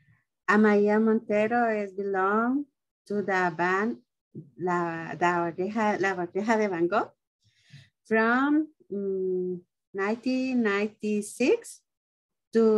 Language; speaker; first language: English; non-native, learner; Spanish